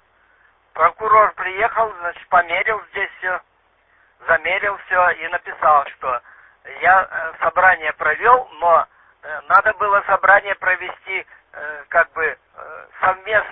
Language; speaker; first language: Russian; native; Russian